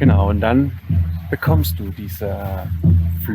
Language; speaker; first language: German; non-native, fluent; Spanish